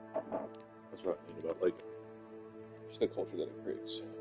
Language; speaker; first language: English; native; English